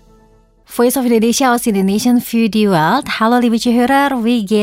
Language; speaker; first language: German; non-native, fluent; Indonesian